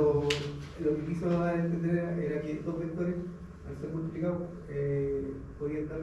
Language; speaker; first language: Spanish; native; Spanish